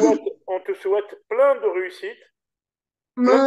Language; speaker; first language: French; native; French